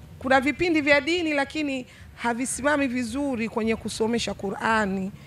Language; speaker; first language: Swahili; native; Swahili